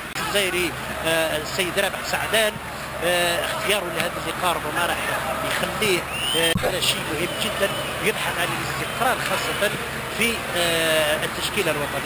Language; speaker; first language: Arabic; native; Arabic